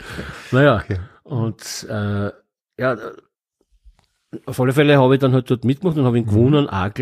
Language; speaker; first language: German; native; German